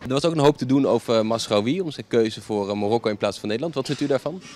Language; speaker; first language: Dutch; native; Dutch